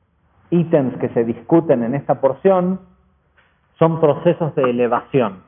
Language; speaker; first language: Spanish; native; Spanish